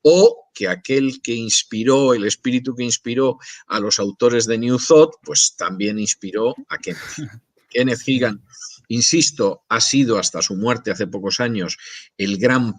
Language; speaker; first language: Spanish; native; Spanish